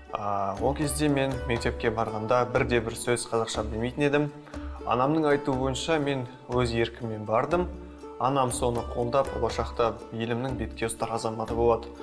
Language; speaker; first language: Kazakh; non-native, local second language; Russian